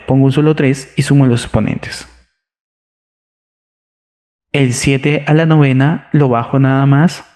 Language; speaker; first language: Spanish; native; Spanish